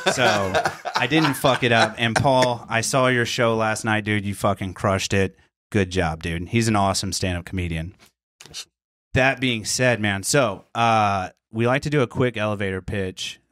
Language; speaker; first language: English; native; English